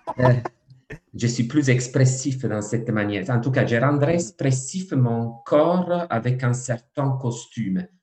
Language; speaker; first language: French; non-native, fluent; Italian